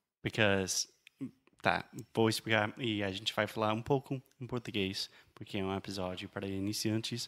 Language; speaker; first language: Portuguese; non-native, fluent; English